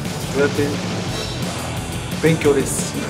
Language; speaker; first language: Japanese; non-native, learner; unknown